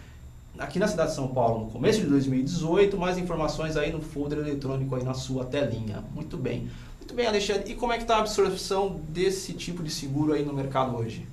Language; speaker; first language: Portuguese; native; Portuguese